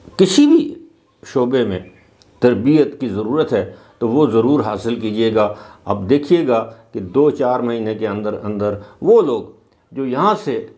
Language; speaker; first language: Urdu; non-native, local second language; Northern Hindko